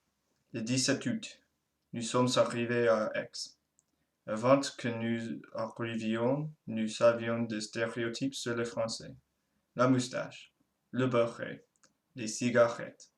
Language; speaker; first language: French; non-native, learner; English